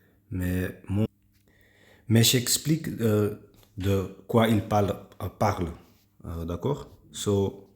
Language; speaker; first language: French; non-native, learner; English